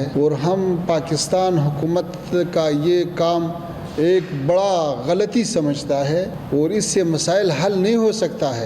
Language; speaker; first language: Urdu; non-native, fluent; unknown